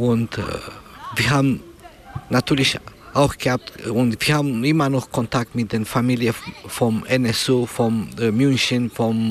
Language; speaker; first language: German; non-native, learner; Romanian